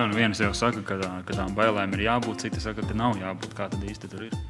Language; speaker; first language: Latvian; native; Latvian